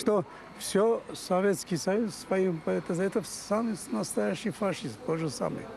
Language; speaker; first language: Russian; non-native, fluent; Armenian